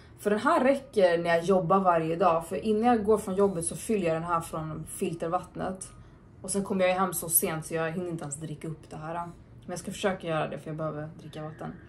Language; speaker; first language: Swedish; native; Swedish